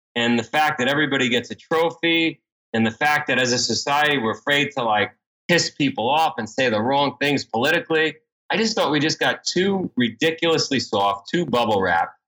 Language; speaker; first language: English; native; English